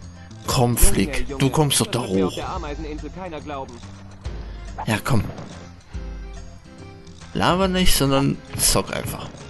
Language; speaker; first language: German; native; German